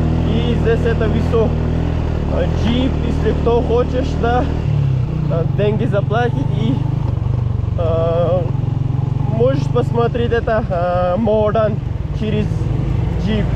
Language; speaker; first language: Russian; non-native, learner; Pashto